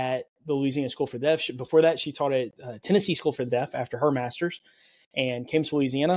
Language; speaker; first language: English; native; English